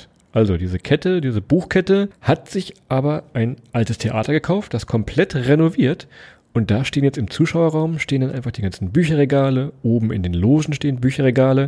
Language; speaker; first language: German; native; German